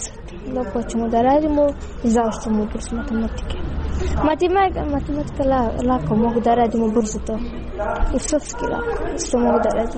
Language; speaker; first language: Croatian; non-native, learner; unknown